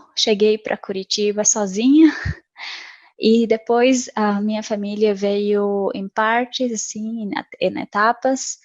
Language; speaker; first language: Portuguese; non-native, fluent; Arabic